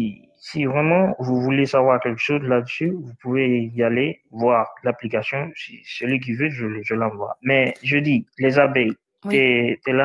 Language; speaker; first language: French; non-native, learner; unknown